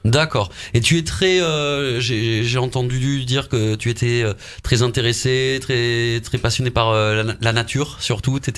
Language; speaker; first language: French; native; French